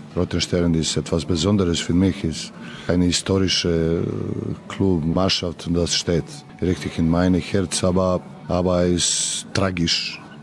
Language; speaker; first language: German; non-native, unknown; Serbian